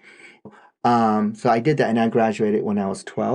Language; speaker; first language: English; non-native, fluent; Japanese